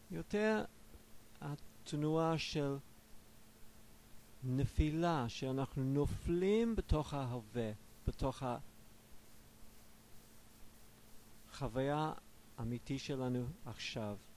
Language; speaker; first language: Hebrew; non-native, fluent; English